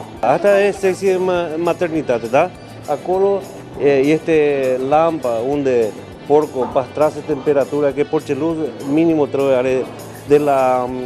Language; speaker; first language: Romanian; non-native, learner; Spanish